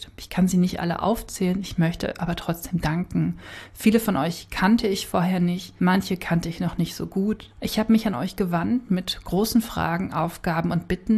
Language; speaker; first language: German; native; German